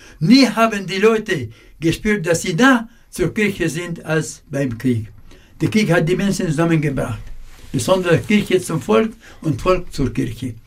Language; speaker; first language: German; non-native, fluent; Arabic